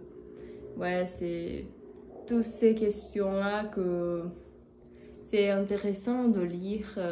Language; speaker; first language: French; non-native, learner; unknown